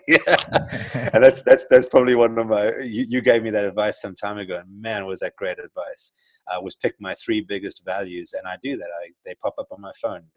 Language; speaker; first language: English; native; English